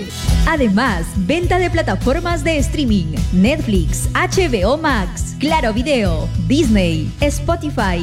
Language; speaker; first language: Spanish; native; Spanish